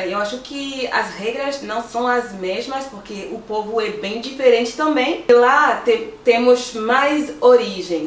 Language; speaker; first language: Portuguese; non-native, fluent; French